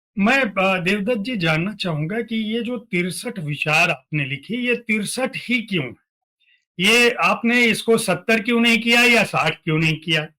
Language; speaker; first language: Hindi; native; Hindi